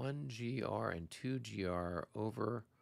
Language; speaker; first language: English; native; English